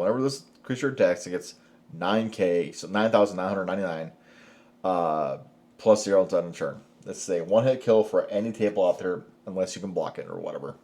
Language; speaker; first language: English; native; English